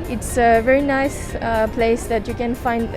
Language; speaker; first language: English; non-native, fluent; French